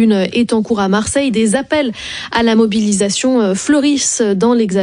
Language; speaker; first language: French; native; French